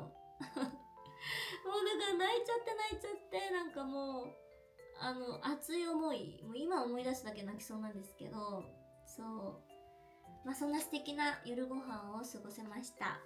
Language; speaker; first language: Japanese; native; Japanese